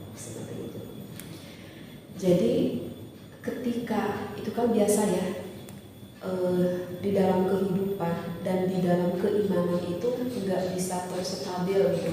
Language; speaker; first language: Indonesian; native; Indonesian